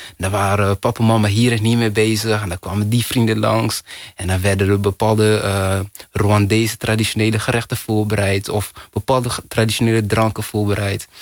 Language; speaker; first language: Dutch; early bilingual, other home language; Kinyarwanda